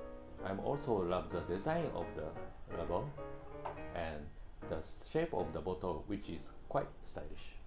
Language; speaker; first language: English; non-native, fluent; Japanese